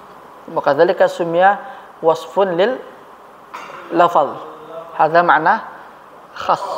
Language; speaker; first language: Arabic; non-native, fluent; Indonesian